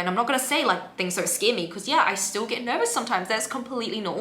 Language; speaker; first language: English; native; English